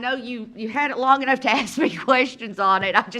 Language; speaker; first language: English; native; English